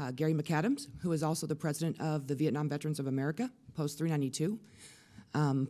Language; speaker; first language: English; native; English